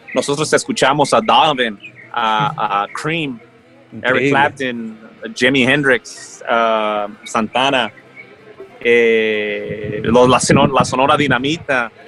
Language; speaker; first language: Spanish; early bilingual, heritage; Spanish